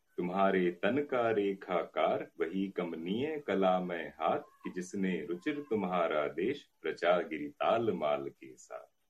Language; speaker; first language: Hindi; native; Hindi